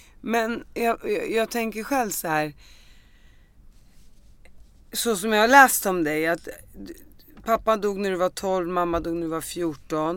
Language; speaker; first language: Swedish; native; Swedish